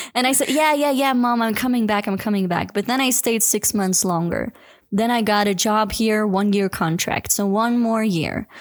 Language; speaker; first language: English; non-native, fluent; Dutch